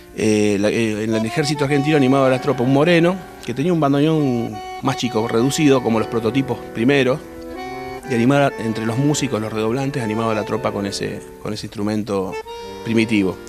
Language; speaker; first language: Spanish; native; Spanish